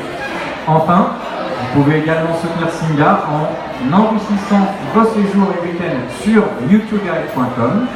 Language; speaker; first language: French; native; French